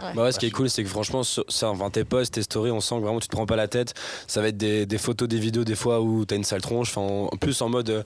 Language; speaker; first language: French; native; French